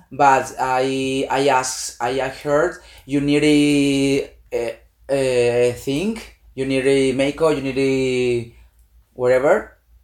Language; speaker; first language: English; non-native, learner; Spanish